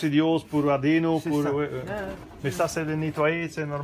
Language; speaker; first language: French; non-native, learner; Dutch